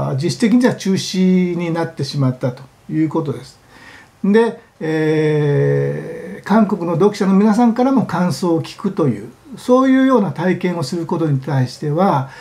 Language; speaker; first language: Japanese; native; Japanese